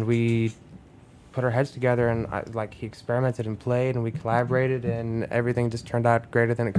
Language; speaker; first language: English; native; English